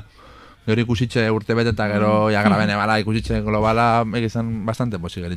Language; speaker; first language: Basque; native; Basque